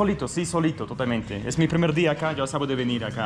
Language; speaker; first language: Spanish; non-native, fluent; Russian